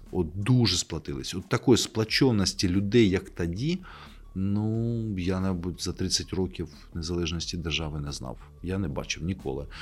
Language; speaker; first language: Ukrainian; native; Ukrainian